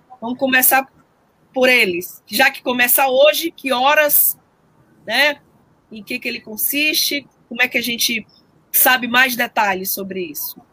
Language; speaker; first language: Portuguese; native; Portuguese